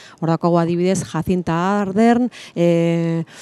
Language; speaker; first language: Basque; native; Basque